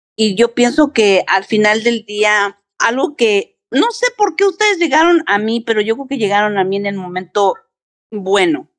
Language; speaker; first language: Spanish; early bilingual, heritage; Spanish